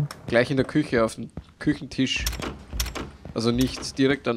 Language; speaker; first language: German; native; German